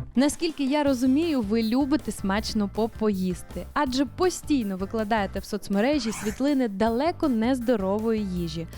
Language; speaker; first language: Ukrainian; native; Ukrainian